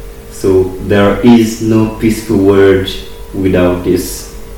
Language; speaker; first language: English; non-native, fluent; Bambara